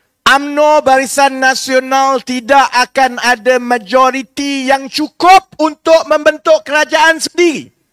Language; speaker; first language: Malay; native; Malay